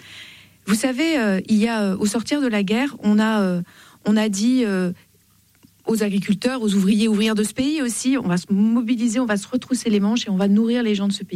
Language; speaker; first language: French; native; French